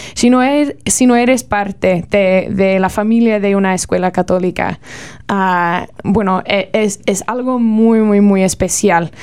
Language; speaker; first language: Spanish; non-native, learner; English